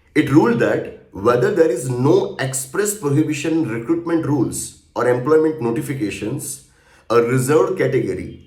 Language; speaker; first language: English; non-native, local second language; Gujarati